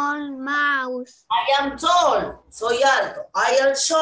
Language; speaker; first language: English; non-native, learner; Spanish